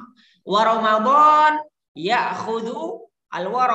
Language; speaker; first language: Arabic; non-native, learner; Indonesian